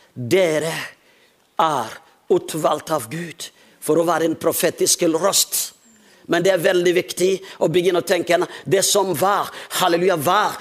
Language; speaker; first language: Norwegian; non-native, fluent; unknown